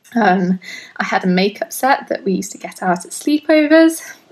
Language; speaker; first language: English; early bilingual, other home language; Hindi